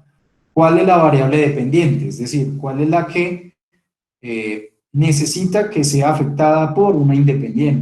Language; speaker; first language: Spanish; native; Spanish